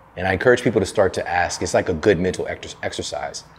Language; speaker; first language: English; native; English